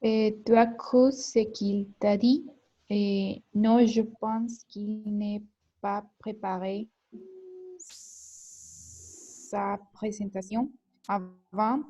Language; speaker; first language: French; non-native, learner; Spanish